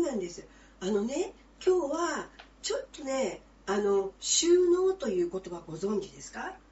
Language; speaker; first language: Japanese; native; Japanese